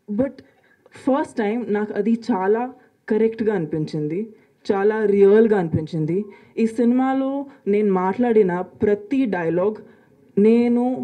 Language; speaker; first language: Telugu; non-native, local second language; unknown